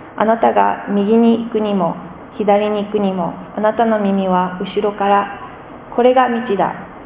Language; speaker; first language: Japanese; non-native, fluent; English